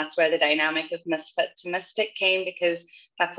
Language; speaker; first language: English; native; English